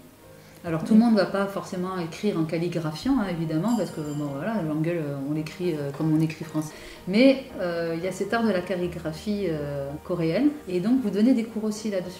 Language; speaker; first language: French; native; French